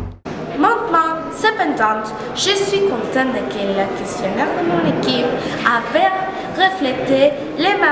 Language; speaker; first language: French; non-native, learner; Spanish